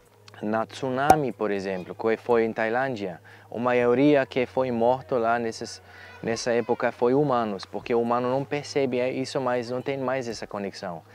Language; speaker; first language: Portuguese; non-native, learner; German